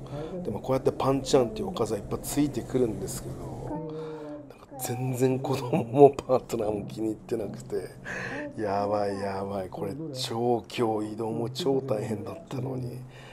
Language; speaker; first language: Japanese; native; Japanese